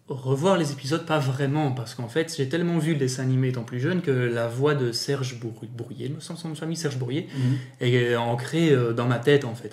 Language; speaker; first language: French; native; French